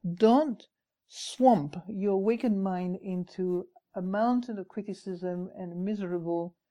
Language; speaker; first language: English; non-native, fluent; French